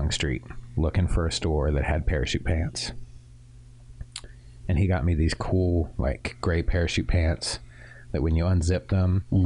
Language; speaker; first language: English; native; English